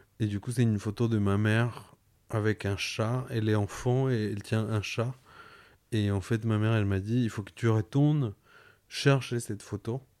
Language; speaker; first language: French; non-native, fluent; Spanish